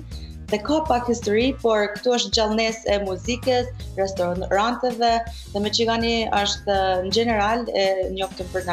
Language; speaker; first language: Albanian; early bilingual, heritage; Albanian